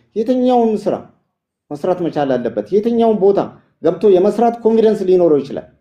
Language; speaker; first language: Amharic; non-native, local second language; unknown